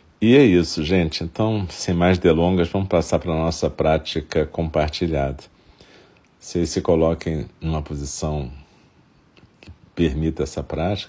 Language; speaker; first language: Portuguese; native; Portuguese